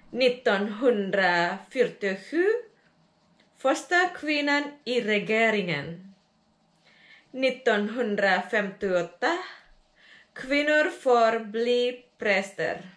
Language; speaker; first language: Swedish; non-native, learner; Indonesian